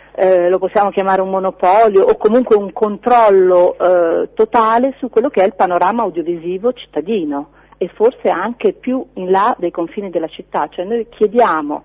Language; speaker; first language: Italian; native; Italian